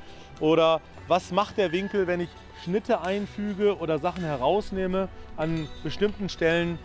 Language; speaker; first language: German; native; German